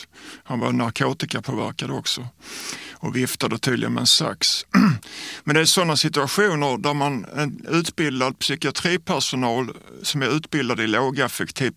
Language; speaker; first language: Swedish; native; Swedish